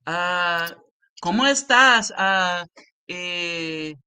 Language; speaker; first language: Spanish; non-native, learner; English